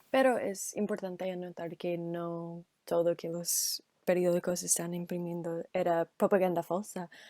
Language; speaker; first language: Spanish; non-native, learner; English